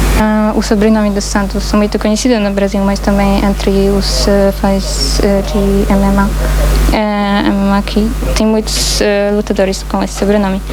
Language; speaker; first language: Portuguese; non-native, fluent; Polish